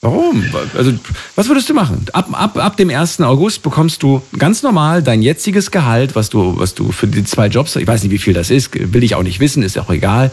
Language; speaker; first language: German; native; German